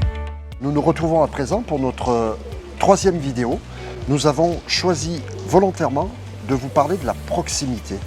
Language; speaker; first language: French; native; French